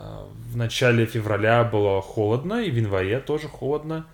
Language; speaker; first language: Russian; non-native, fluent; English